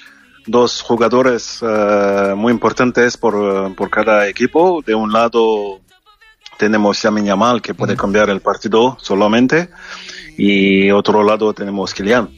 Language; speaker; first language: Spanish; non-native, fluent; French